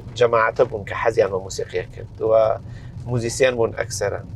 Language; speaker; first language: Central Kurdish; native; Central Kurdish